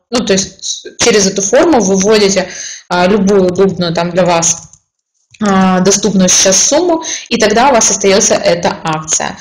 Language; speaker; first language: Russian; native; Russian